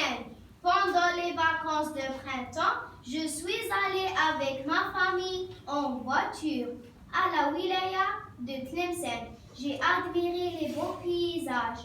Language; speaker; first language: French; non-native, learner; Arabic